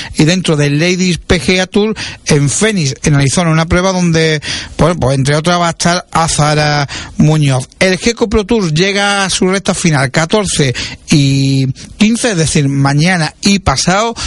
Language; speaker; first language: Spanish; native; Spanish